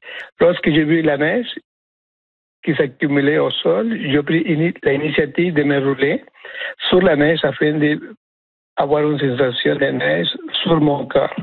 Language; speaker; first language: French; non-native, fluent; Spanish